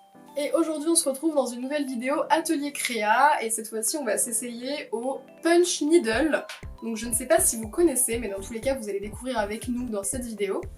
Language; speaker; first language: French; native; French